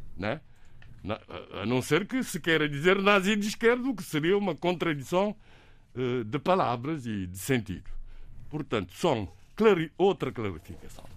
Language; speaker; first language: Portuguese; non-native, local second language; Kabuverdianu